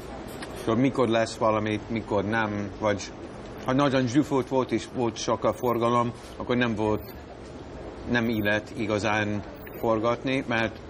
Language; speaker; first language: Hungarian; non-native, fluent; English